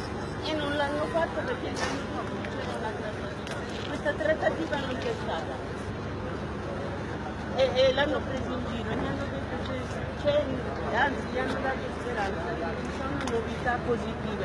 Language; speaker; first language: Italian; non-native, fluent; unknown